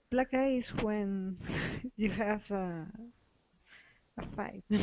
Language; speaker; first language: English; non-native, learner; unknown